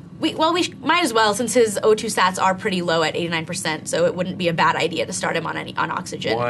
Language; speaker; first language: English; native; English